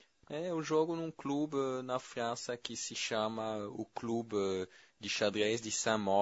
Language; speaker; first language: Portuguese; non-native, fluent; French